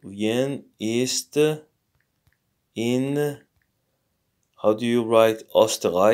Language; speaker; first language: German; non-native, learner; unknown